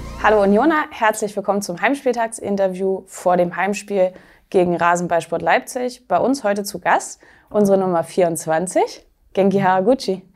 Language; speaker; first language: German; native; German